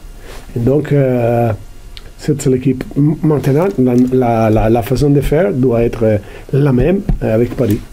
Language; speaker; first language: French; non-native, learner; Italian